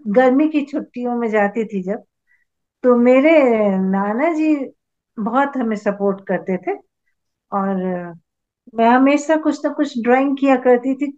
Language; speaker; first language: Hindi; native; Hindi